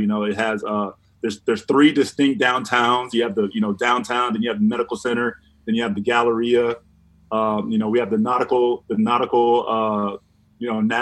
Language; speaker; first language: English; native; English